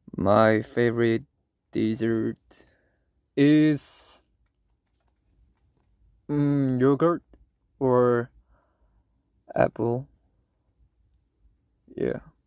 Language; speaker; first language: English; non-native, learner; Korean